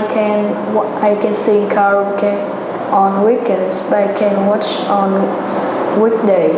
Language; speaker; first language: English; non-native, learner; Vietnamese